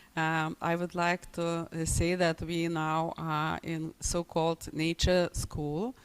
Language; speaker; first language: English; non-native, fluent; Lithuanian